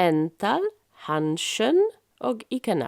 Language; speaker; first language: Norwegian; non-native, fluent; French